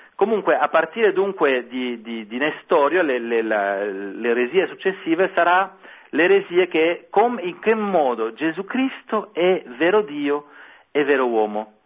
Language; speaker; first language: Italian; non-native, fluent; French